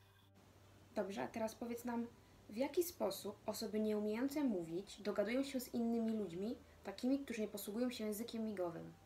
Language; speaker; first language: Polish; native; Polish